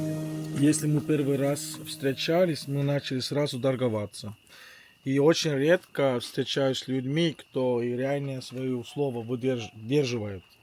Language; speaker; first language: Russian; non-native, fluent; Estonian